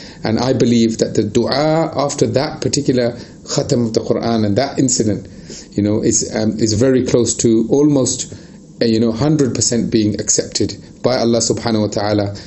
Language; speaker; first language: English; early bilingual, other home language; Urdu